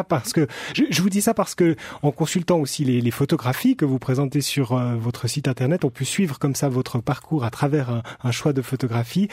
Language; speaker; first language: French; native; French